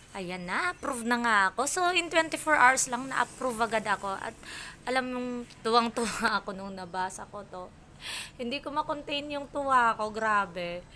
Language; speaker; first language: Filipino; non-native, local second language; Waray